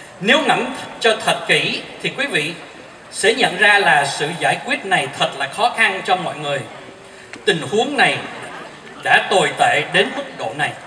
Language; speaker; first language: Vietnamese; early bilingual, heritage; Vietnamese